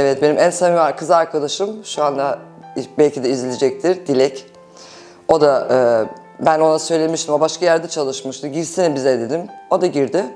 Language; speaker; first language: Turkish; early bilingual, heritage; Turkish